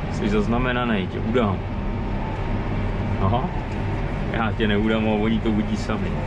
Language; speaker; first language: Czech; native; Czech